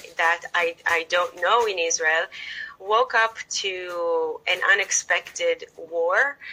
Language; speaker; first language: English; non-native, fluent; Hebrew